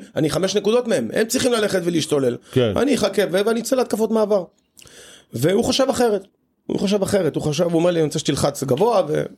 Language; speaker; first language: Hebrew; native; Hebrew